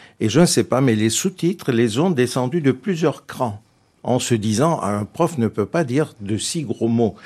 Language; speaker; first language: French; non-native, fluent; Turkish